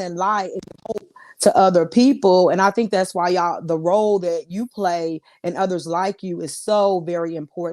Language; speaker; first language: English; native; English